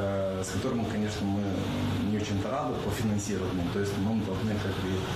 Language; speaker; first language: Russian; native; Russian